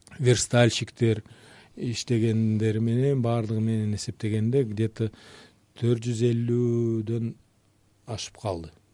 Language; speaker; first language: Kyrgyz; non-native, local second language; Uzbek